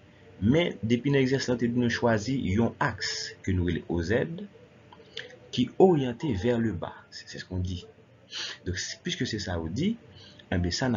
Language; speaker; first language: French; non-native, local second language; Haitian Creole